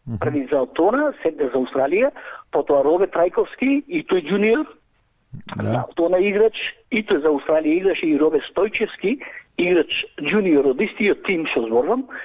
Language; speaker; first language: Macedonian; native; Macedonian